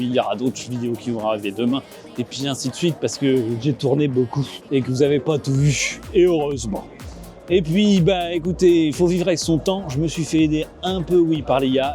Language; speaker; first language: French; native; French